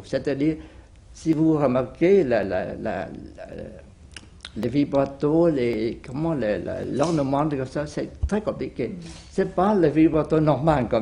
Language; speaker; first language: French; non-native, fluent; Vietnamese